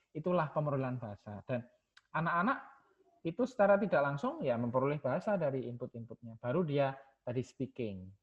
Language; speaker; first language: Indonesian; non-native, local second language; Javanese